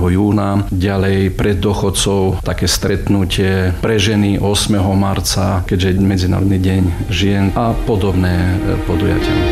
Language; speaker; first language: Slovak; early bilingual, heritage; Slovak